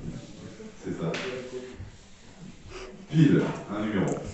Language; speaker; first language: French; native; French